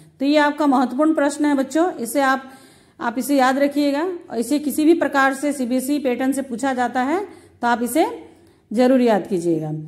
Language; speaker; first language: Hindi; native; Hindi